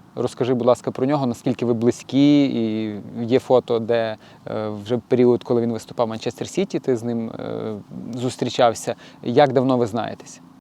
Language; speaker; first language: Ukrainian; native; Ukrainian